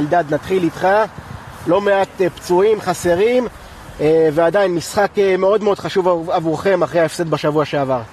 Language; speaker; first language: Hebrew; native; Hebrew